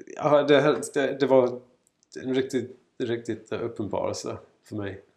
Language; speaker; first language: Swedish; non-native, fluent; English